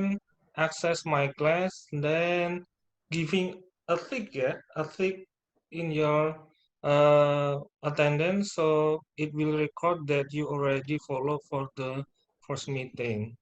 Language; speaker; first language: English; non-native, fluent; Indonesian